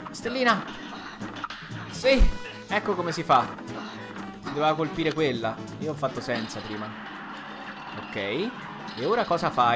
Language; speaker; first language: Italian; native; Italian